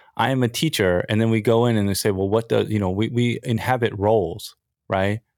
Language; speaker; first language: English; native; English